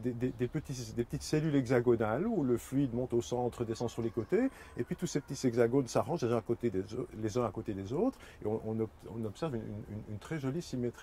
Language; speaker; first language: French; native; French